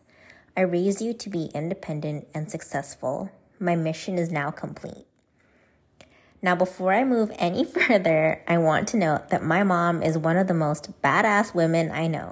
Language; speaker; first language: English; native; English